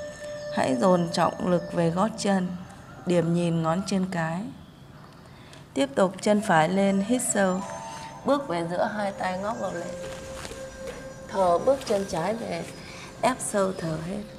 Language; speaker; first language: Vietnamese; native; Vietnamese